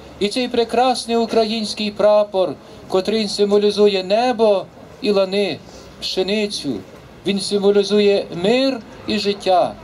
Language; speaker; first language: Ukrainian; native; Ukrainian